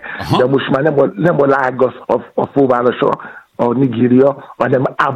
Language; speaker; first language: Hungarian; non-native, fluent; Yoruba